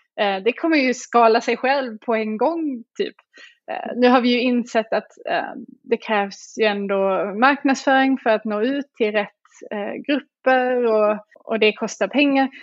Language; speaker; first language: Swedish; native; Swedish